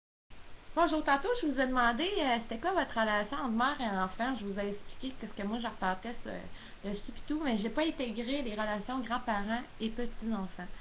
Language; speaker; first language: French; native; French